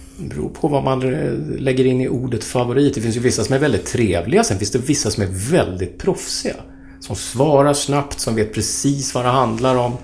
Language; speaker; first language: Swedish; native; Swedish